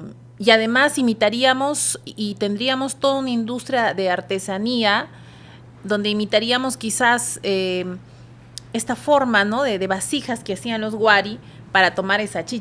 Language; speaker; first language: Spanish; native; Spanish